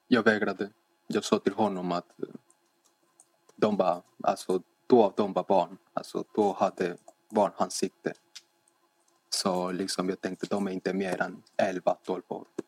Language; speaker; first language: Swedish; non-native, fluent; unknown